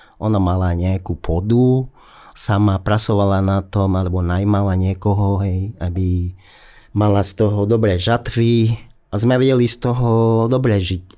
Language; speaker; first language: Slovak; non-native, fluent; Vietnamese